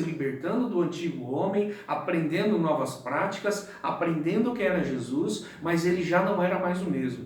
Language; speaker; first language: Portuguese; native; Portuguese